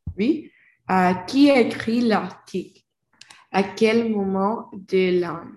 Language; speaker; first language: French; non-native, learner; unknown